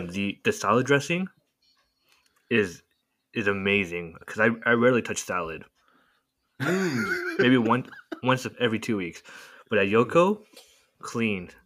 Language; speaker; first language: English; native; English